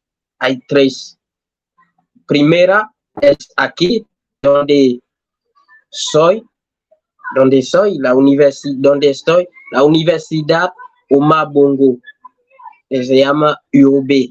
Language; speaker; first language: Spanish; non-native, learner; French